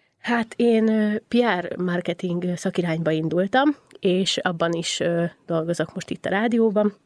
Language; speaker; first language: Hungarian; native; Hungarian